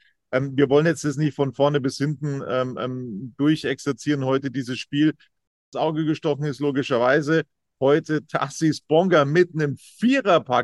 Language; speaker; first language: German; native; German